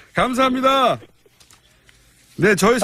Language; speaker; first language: Korean; native; Korean